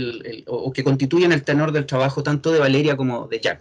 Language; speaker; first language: Spanish; native; Spanish